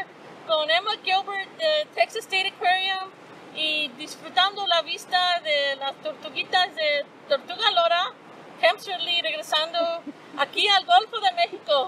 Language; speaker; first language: Spanish; early bilingual, other home language; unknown